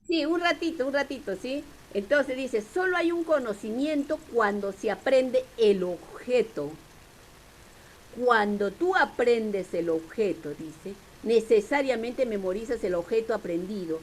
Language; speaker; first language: Spanish; native; Spanish